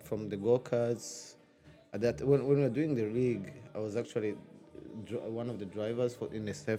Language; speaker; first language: English; non-native, local second language; Kinyarwanda